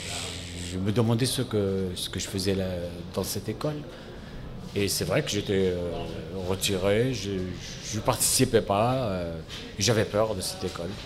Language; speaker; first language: French; non-native, local second language; Arabic